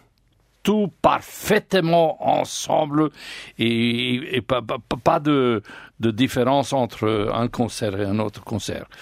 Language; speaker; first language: French; non-native, learner; English